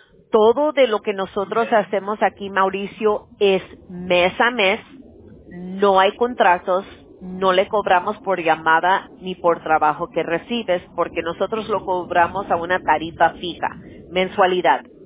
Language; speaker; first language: Spanish; early bilingual, other home language; English